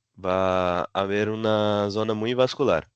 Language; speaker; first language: Spanish; non-native, learner; Portuguese